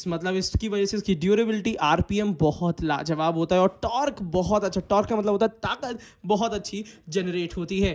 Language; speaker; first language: Hindi; native; Hindi